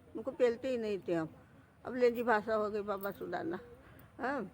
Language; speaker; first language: Hindi; non-native, local second language; Marathi